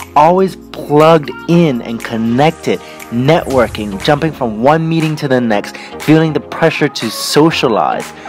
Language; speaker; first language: English; native; English